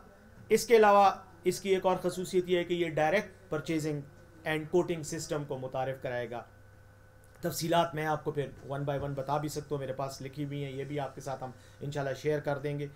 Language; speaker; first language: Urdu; non-native, local second language; Pashto